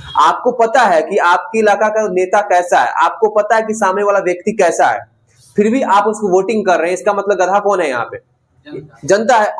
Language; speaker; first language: Hindi; native; Hindi